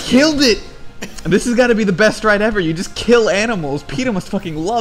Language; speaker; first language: English; native; English